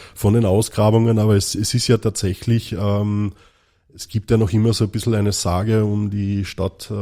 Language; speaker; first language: German; native; German